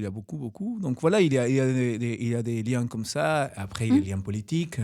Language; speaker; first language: French; non-native, fluent; Spanish